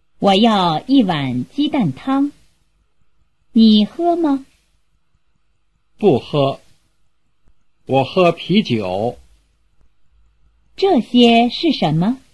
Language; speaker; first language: Chinese; non-native, fluent; Vietnamese